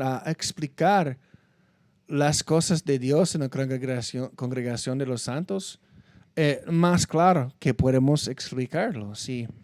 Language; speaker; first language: Spanish; non-native, fluent; English